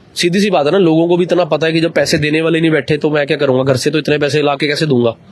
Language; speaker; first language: Hindi; non-native, local second language; Punjabi